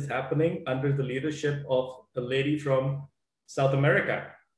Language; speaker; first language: English; non-native, local second language; Punjabi